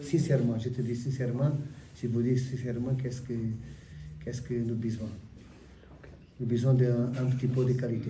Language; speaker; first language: French; non-native, learner; Portuguese